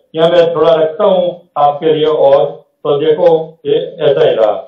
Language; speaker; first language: Hindi; non-native, local second language; Gujarati